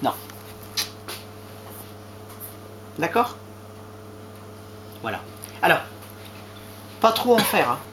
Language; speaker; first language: French; native; French